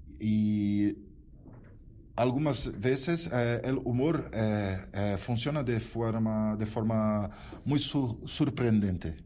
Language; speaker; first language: Spanish; non-native, learner; Portuguese